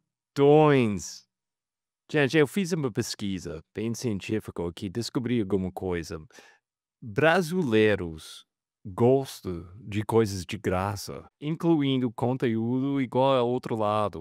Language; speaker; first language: Portuguese; non-native, fluent; English